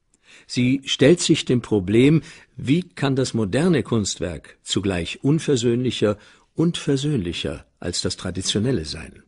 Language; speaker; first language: German; native; German